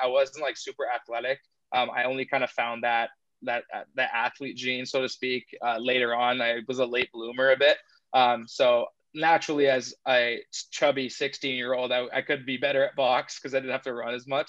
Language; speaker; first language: English; native; English